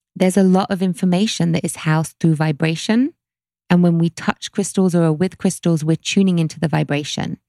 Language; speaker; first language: English; native; English